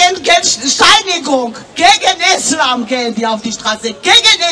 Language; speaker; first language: German; non-native, fluent; Georgian